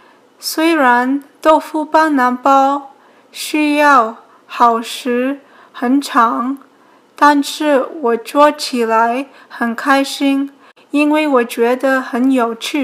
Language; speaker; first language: Chinese; early bilingual, heritage; Chinese